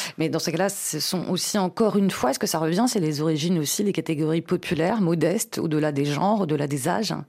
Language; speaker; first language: French; native; French